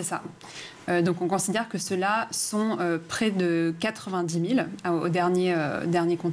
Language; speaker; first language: French; native; French